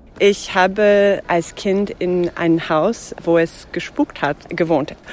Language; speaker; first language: German; non-native, fluent; English